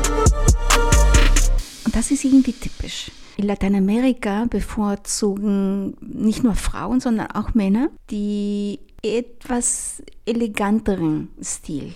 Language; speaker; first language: German; non-native, fluent; Spanish